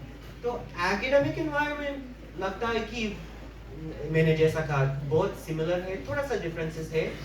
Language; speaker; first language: Hindi; early bilingual, heritage; English